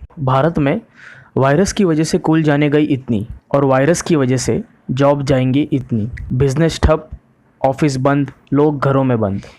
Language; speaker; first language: Hindi; non-native, local second language; Marathi